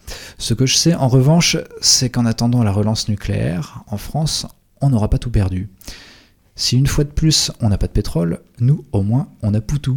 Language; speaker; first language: French; native; French